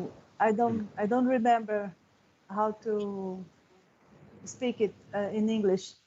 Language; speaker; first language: English; non-native, learner; Portuguese